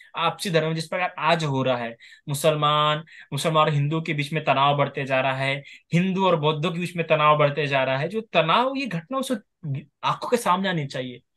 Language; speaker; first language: Hindi; non-native, local second language; Marathi